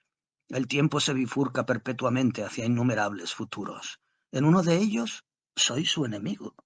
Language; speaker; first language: Spanish; native; Spanish